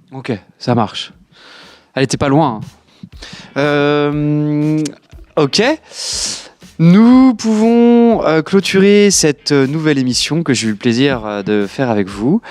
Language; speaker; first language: French; native; French